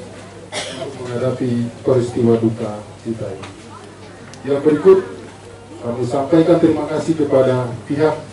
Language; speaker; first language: Indonesian; native; Indonesian